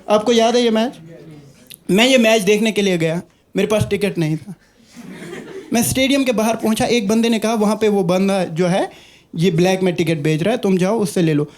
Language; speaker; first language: Hindi; non-native, local second language; Kashmiri